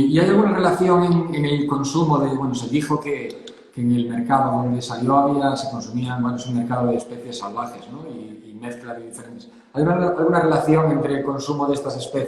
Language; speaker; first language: Spanish; native; Spanish